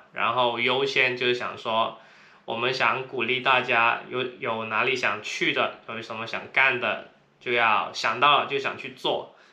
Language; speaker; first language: Chinese; non-native, local second language; Cantonese